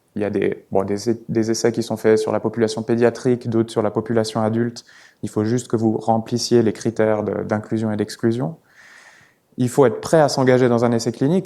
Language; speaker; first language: French; native; French